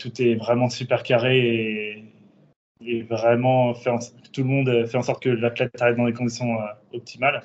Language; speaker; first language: French; native; French